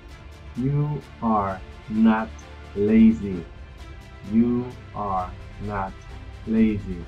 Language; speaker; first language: English; non-native, fluent; Spanish